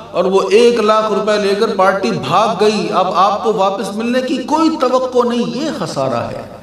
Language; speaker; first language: Urdu; non-native, local second language; Punjabi